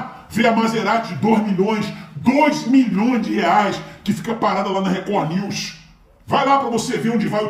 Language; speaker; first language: Portuguese; native; Portuguese